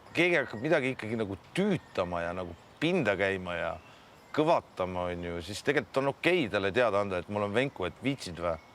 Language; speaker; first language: Estonian; non-native, local second language; Russian